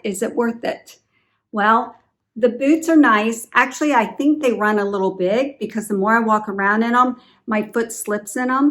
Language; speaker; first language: English; native; English